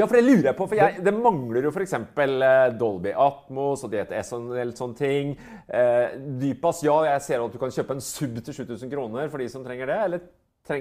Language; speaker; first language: Norwegian; native; Norwegian